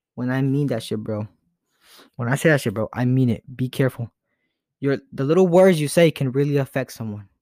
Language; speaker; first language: English; early bilingual, other home language; Spanish